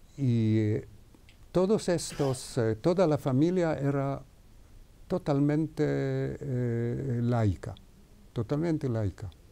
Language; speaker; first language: Spanish; non-native, fluent; Hebrew